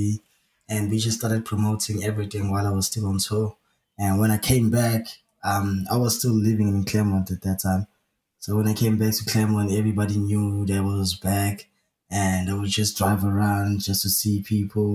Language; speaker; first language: English; non-native, local second language; Zulu